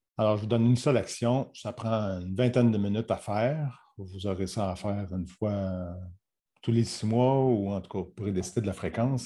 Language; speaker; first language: French; native; French